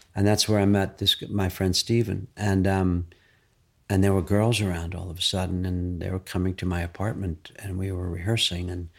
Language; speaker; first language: English; native; English